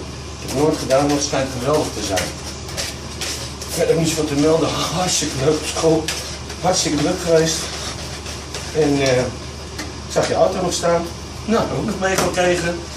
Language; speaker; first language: Dutch; native; Dutch